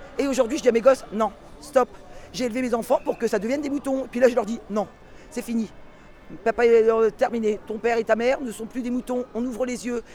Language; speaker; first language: French; native; French